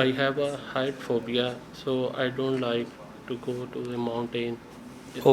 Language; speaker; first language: English; non-native, learner; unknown